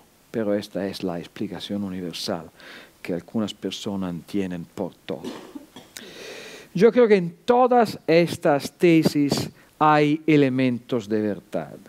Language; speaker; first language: Spanish; non-native, fluent; Italian